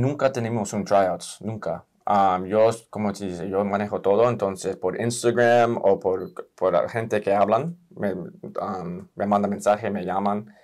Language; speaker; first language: Spanish; early bilingual, heritage; Spanish